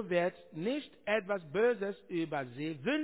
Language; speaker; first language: German; non-native, learner; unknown